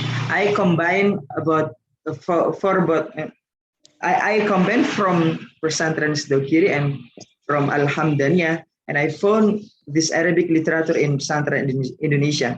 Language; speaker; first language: English; non-native, learner; Indonesian